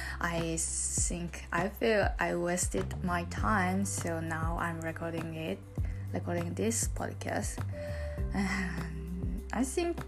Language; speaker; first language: English; non-native, learner; Japanese